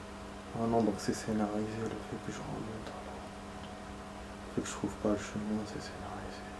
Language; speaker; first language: French; native; French